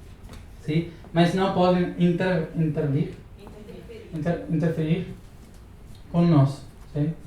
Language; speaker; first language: Portuguese; non-native, learner; Spanish